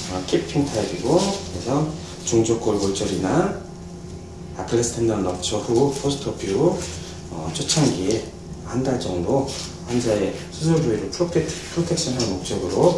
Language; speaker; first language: Korean; native; Korean